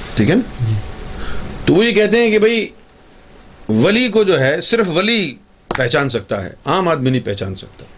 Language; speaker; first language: Urdu; native; Urdu